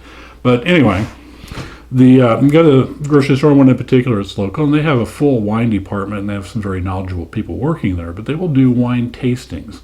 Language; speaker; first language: English; native; English